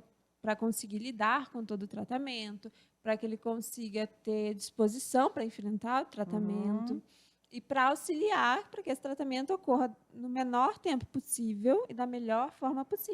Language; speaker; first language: Portuguese; native; Portuguese